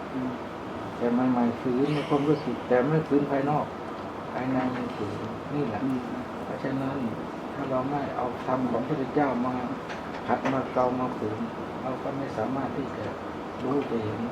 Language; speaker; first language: Thai; native; Thai